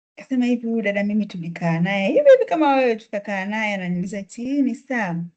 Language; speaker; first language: Swahili; native; Swahili